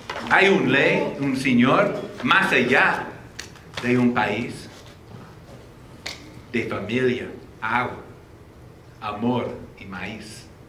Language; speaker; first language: Spanish; non-native, learner; English